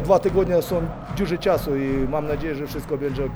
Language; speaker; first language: Polish; non-native, fluent; Russian